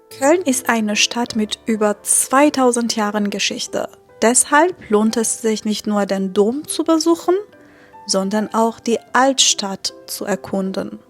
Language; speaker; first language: German; non-native, fluent; Persian